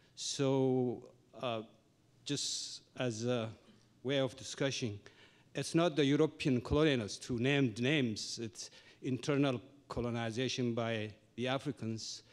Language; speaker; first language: English; non-native, fluent; Oromo